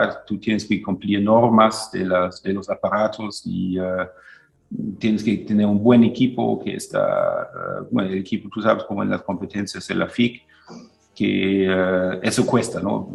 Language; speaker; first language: Spanish; non-native, fluent; German